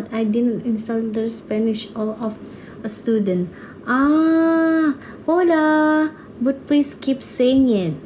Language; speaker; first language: English; non-native, learner; Indonesian